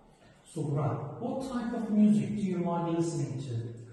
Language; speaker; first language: English; non-native, fluent; Azerbaijani